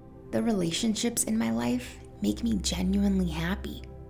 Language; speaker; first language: English; early bilingual, other home language; Spanish